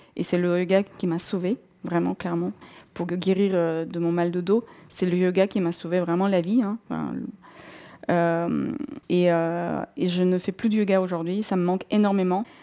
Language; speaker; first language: French; non-native, fluent; Russian